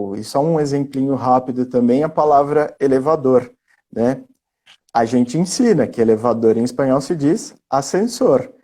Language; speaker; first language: Portuguese; native; Portuguese